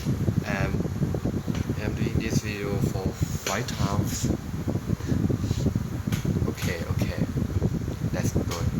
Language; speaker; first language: English; non-native, learner; Thai